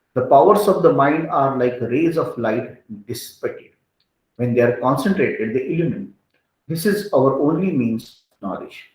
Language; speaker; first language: English; non-native, local second language; Hindi